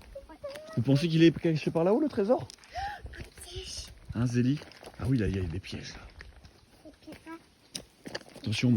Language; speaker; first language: French; native; French